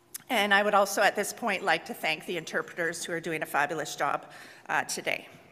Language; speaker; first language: English; native; English